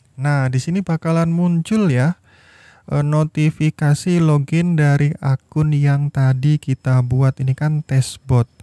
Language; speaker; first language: Indonesian; native; Indonesian